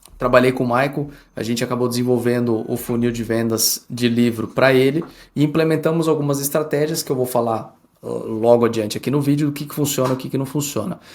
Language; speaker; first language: Portuguese; early bilingual, heritage; Portuguese